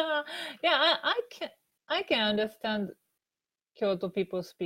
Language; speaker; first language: English; non-native, learner; Japanese